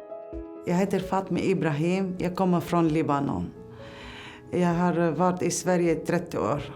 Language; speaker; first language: Swedish; non-native, fluent; Arabic